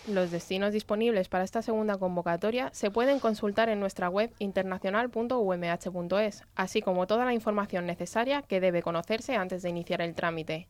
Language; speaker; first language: Spanish; native; Spanish